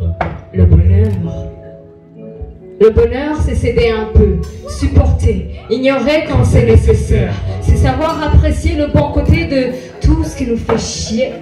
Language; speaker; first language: French; non-native, local second language; Rundi